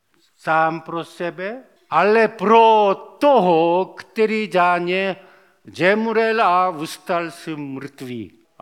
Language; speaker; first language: Czech; non-native, learner; Korean